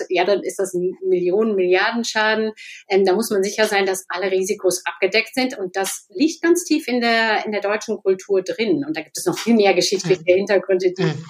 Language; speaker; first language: German; native; German